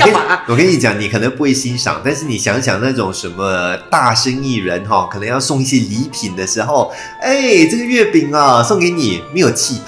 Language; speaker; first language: Chinese; native; Chinese